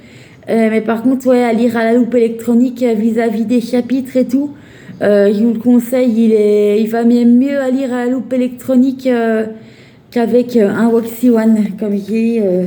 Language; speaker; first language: French; native; French